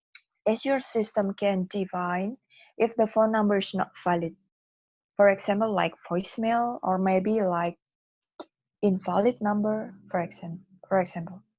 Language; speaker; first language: English; non-native, fluent; Indonesian